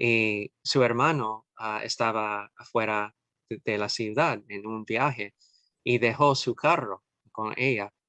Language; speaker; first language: Spanish; non-native, fluent; English